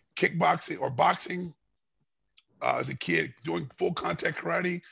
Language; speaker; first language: English; native; English